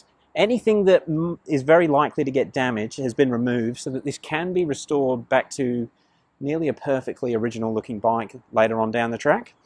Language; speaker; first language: English; native; English